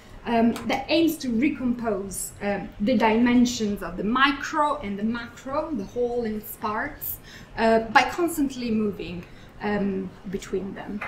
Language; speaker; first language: English; non-native, fluent; Italian